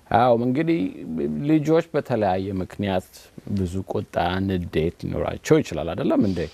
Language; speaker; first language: Amharic; native; Amharic